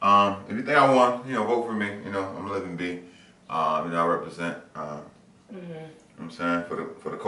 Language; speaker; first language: English; native; English